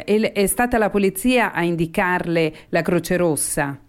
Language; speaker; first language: Italian; native; Italian